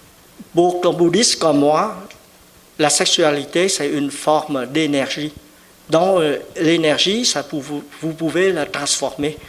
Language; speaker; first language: French; non-native, fluent; Vietnamese